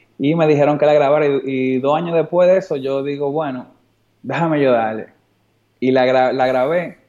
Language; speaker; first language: Spanish; native; Spanish